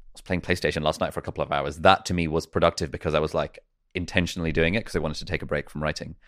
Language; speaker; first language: English; native; English